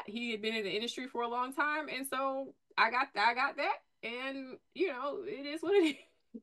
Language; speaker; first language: English; native; English